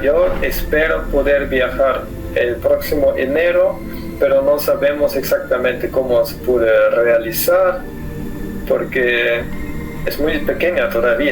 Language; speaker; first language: Spanish; non-native, fluent; German